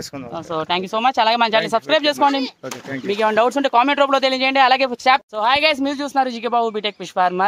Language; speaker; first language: Telugu; native; Telugu